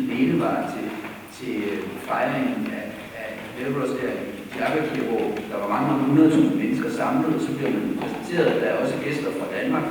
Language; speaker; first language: Danish; native; Danish